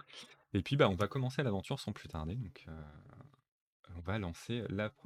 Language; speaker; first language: French; native; French